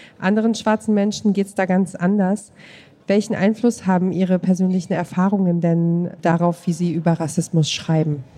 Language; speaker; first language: German; native; German